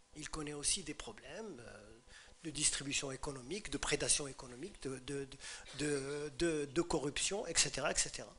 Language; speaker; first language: French; non-native, local second language; Arabic